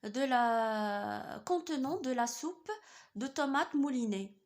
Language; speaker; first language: French; non-native, local second language; Arabic